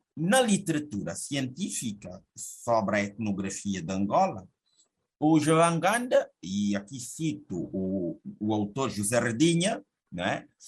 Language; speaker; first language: Portuguese; native; Portuguese